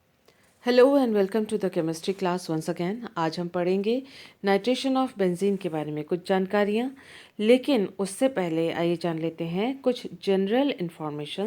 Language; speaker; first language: Hindi; native; Hindi